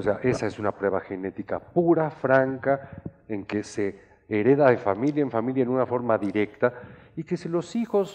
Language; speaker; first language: Spanish; native; Spanish